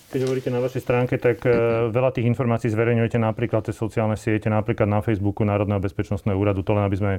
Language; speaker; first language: Slovak; native; Slovak